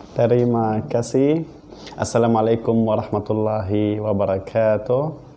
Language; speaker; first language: Indonesian; non-native, fluent; Arabic